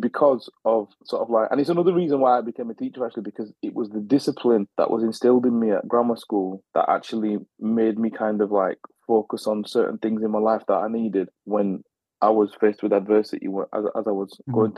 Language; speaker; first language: English; native; English